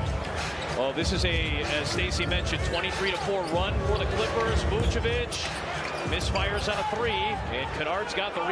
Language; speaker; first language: English; native; English